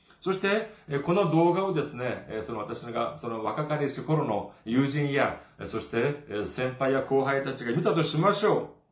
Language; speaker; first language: Japanese; non-native, fluent; Korean